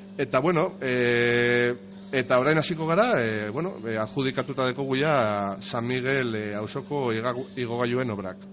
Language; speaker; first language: Basque; non-native, local second language; Spanish